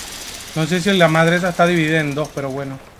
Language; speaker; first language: Spanish; native; Spanish